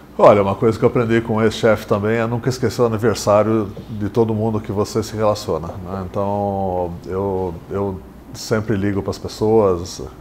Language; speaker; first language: Portuguese; early bilingual, other home language; English